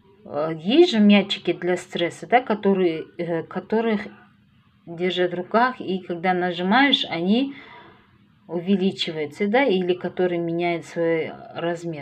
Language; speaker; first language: Russian; non-native, local second language; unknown